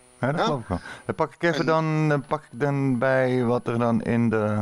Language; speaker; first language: Dutch; native; Dutch